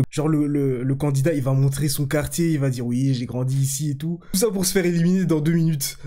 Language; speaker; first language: French; native; French